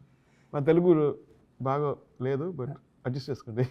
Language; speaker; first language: Telugu; non-native, learner; Tamil